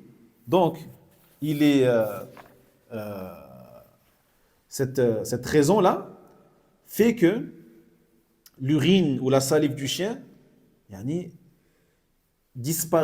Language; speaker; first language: French; native; French